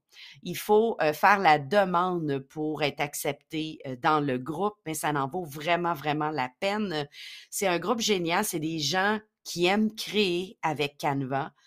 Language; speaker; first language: French; native; French